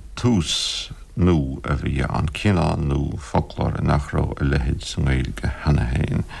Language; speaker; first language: Irish; non-native, local second language; English